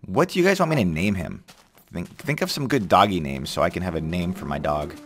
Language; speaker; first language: English; native; English